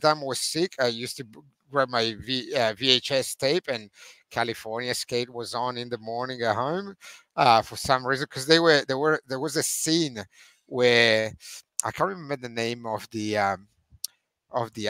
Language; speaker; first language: English; non-native, fluent; Italian